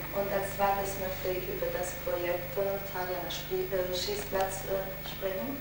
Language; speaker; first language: German; non-native, local second language; Hungarian